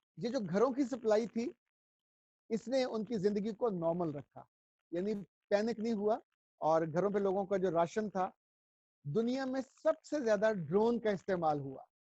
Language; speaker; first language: Urdu; non-native, local second language; Punjabi